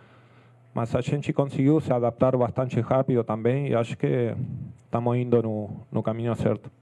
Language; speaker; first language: Portuguese; non-native, fluent; Spanish